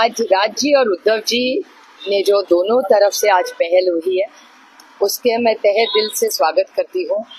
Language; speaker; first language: Hindi; non-native, local second language; Marathi